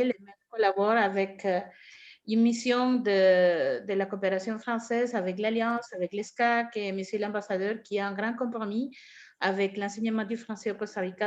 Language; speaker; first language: French; non-native, fluent; Spanish